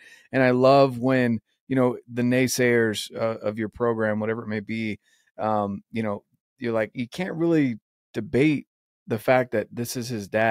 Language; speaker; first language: English; native; English